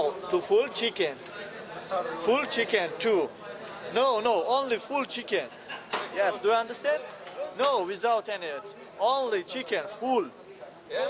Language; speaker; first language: English; non-native, learner; Persian